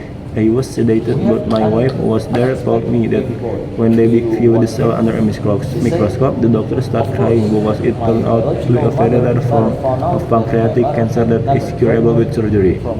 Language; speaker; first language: English; non-native, learner; Indonesian